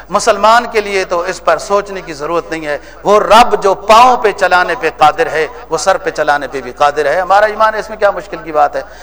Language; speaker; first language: Urdu; non-native, local second language; Punjabi